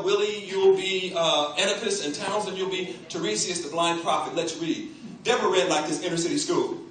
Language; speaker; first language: English; native; English